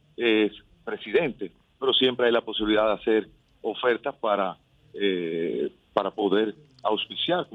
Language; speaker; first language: Spanish; native; Spanish